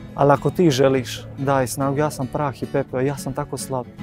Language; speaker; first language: Croatian; native; Croatian